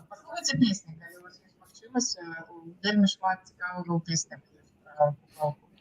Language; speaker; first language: Belarusian; non-native, local second language; Russian